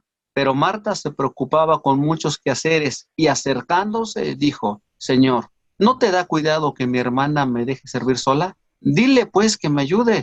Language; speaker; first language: Spanish; native; Spanish